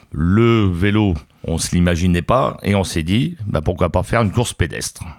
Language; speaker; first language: French; native; French